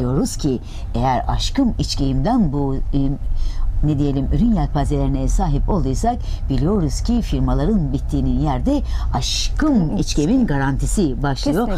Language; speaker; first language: Turkish; native; Turkish